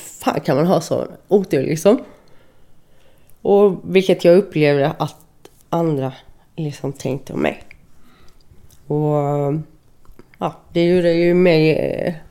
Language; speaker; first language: Swedish; early bilingual, other home language; Spanish